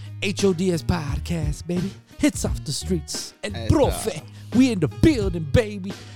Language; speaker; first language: English; early bilingual, other home language; Spanish